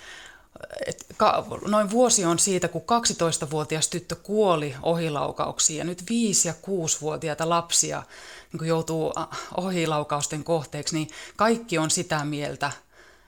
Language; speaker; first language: Finnish; native; Finnish